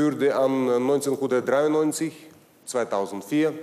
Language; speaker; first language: German; non-native, learner; Russian